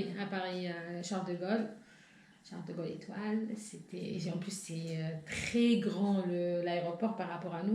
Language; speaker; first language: French; non-native, local second language; Arabic